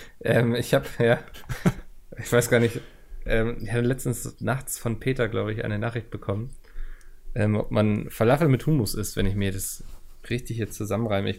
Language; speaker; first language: German; native; German